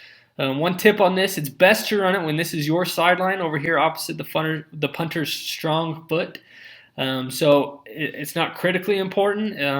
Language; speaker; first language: English; native; English